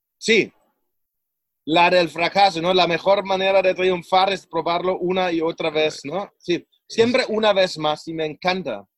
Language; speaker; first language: Spanish; non-native, fluent; German